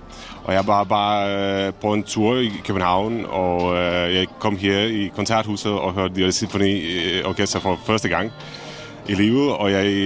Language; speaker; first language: Danish; non-native, fluent; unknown